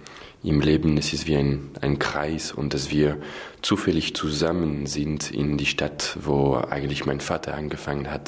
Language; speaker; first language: German; non-native, fluent; French